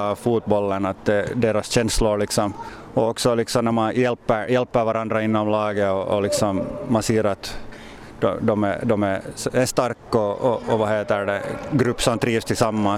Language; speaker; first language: Swedish; native; Swedish